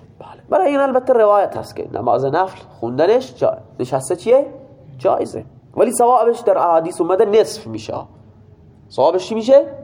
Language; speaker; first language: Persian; non-native, local second language; Baluchi